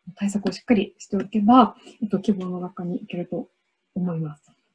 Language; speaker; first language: Japanese; native; Japanese